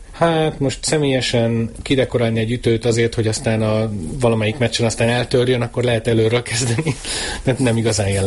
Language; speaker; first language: Hungarian; native; Hungarian